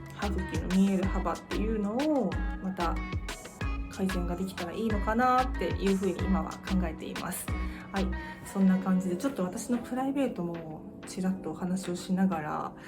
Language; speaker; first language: Japanese; native; Japanese